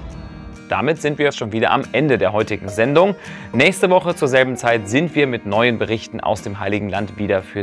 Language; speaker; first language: German; native; German